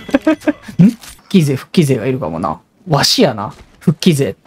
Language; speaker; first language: Japanese; native; Japanese